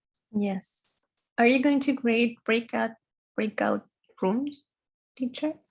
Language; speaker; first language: English; non-native, fluent; Spanish